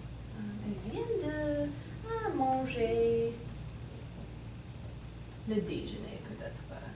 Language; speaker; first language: French; non-native, fluent; English